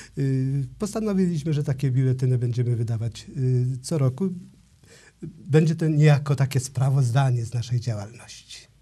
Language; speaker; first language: Polish; native; Polish